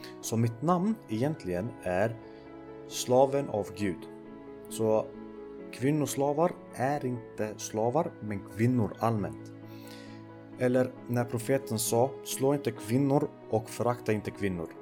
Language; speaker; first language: Swedish; early bilingual, other home language; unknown